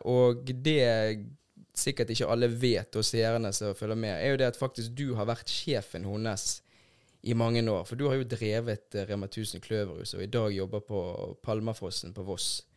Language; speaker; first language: Norwegian; native; Norwegian